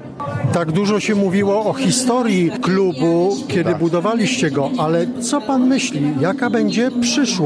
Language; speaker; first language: Polish; native; Polish